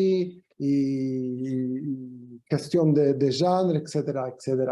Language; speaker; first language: French; non-native, fluent; Italian